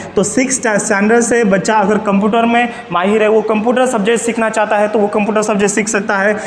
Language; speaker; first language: Hindi; non-native, local second language; Marathi